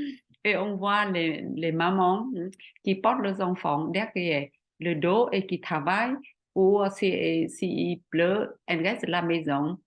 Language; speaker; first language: French; non-native, fluent; Vietnamese